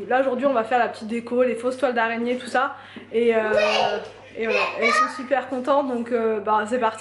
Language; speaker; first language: French; native; French